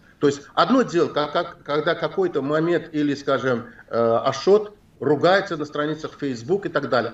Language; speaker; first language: Russian; non-native, local second language; Azerbaijani